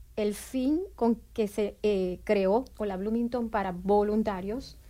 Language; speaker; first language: Spanish; native; Spanish